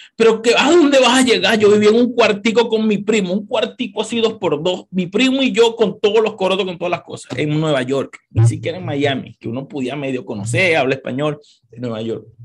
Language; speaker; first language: Spanish; native; Spanish